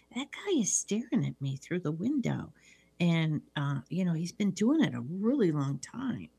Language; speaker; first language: English; native; English